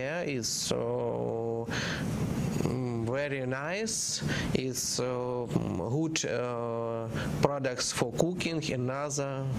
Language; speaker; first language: English; non-native, learner; Ukrainian